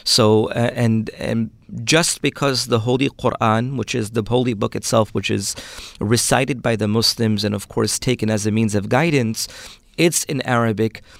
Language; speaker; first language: English; early bilingual, other home language; Urdu